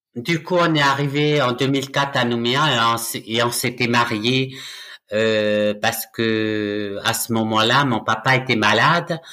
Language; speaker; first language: French; native; French